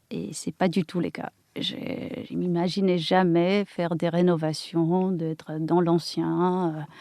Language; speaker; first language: French; non-native, fluent; Polish